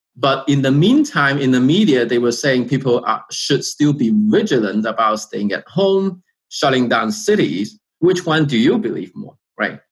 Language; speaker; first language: English; non-native, fluent; Chinese